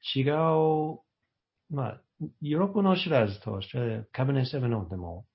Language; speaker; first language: Japanese; non-native, learner; English